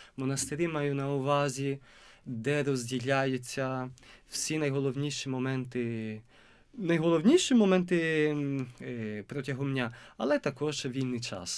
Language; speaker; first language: Ukrainian; non-native, fluent; Italian